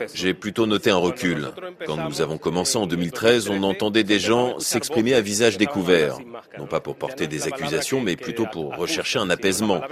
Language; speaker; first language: French; non-native, fluent; Spanish